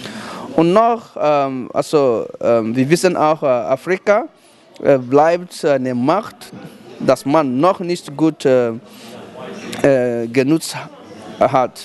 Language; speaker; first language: German; non-native, fluent; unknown